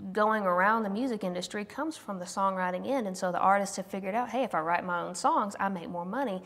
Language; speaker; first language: English; native; English